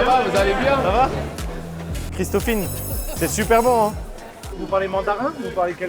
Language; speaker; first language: French; native; French